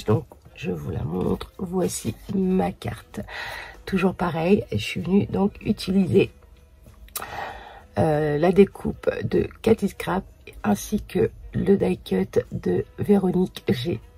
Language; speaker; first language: French; native; French